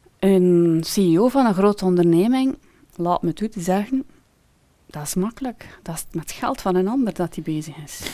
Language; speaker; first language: Dutch; native; Dutch